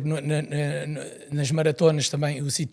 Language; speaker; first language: Portuguese; native; Portuguese